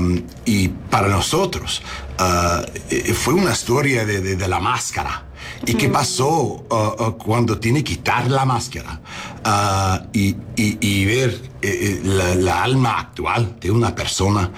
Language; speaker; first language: Spanish; non-native, learner; English